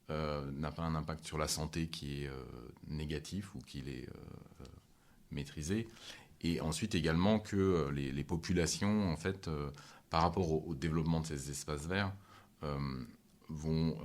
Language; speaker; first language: French; native; French